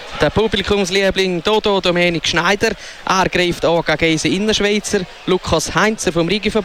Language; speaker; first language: German; native; German